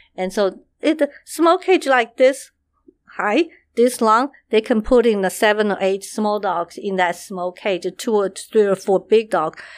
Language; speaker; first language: English; non-native, fluent; Chinese